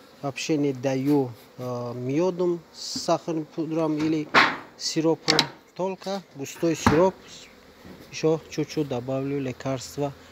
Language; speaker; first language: Russian; non-native, learner; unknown